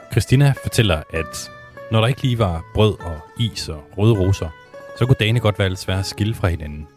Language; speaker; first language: Danish; native; Danish